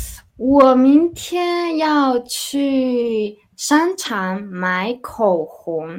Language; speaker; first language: Chinese; non-native, learner; Spanish